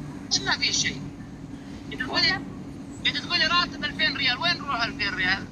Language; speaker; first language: Arabic; native; Arabic